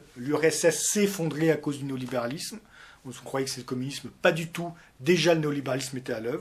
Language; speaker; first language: French; native; French